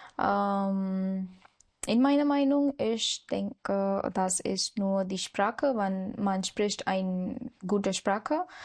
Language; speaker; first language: German; non-native, learner; Marathi